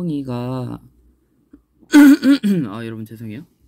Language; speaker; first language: Korean; native; Korean